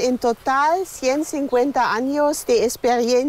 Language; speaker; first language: Spanish; non-native, learner; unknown